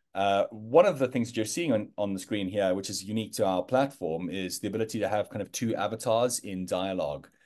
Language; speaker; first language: English; native; English